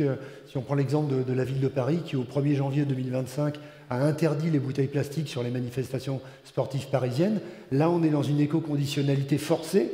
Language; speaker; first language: French; native; French